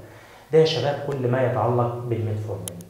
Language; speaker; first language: Arabic; native; Arabic